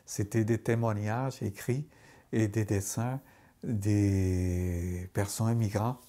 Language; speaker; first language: French; non-native, fluent; Spanish